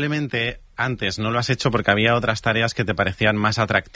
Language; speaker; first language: Spanish; native; Spanish